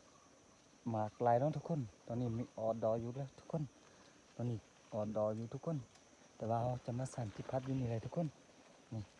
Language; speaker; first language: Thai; non-native, local second language; Lahu